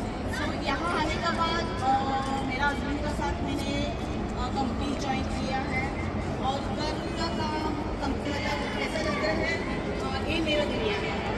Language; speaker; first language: Hindi; non-native, local second language; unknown